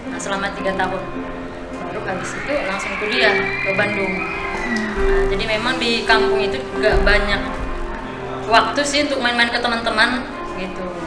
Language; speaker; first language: Indonesian; non-native, local second language; Batak Toba